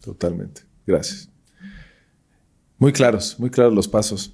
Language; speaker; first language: Spanish; native; Spanish